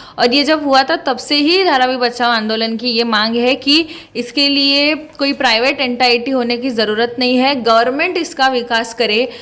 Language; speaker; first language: Hindi; non-native, local second language; Marathi